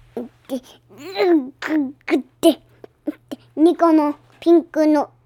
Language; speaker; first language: Japanese; early bilingual, heritage; Japanese